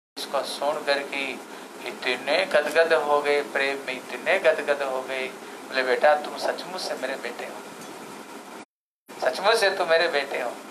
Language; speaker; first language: Hindi; non-native, local second language; Odia